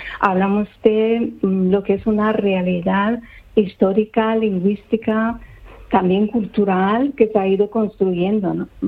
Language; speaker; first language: Spanish; non-native, fluent; Persian